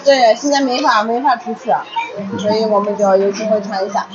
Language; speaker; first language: Chinese; non-native, fluent; Russian